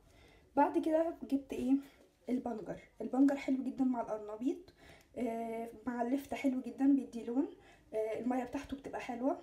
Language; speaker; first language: Arabic; native; Arabic